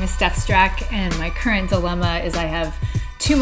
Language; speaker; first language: English; native; English